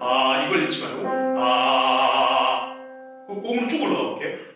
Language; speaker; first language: Korean; native; Korean